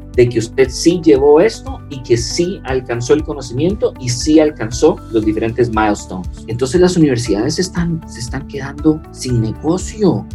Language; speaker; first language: Spanish; non-native, fluent; French